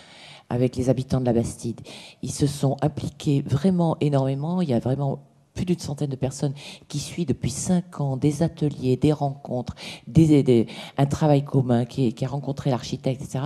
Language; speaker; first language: French; native; French